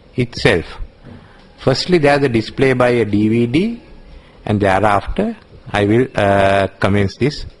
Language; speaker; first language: English; non-native, local second language; Sinhala